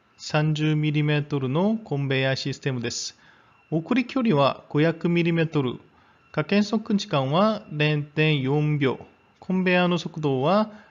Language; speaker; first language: Japanese; non-native, fluent; Korean